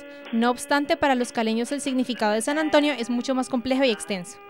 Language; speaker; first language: Spanish; native; Spanish